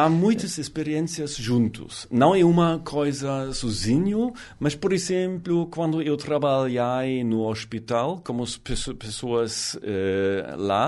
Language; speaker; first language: Portuguese; non-native, learner; German